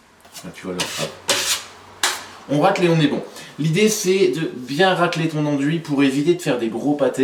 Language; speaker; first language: French; native; French